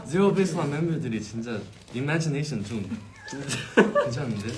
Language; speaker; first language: Korean; non-native, fluent; Chinese